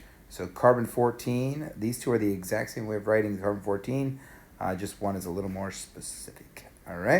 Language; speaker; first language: English; native; English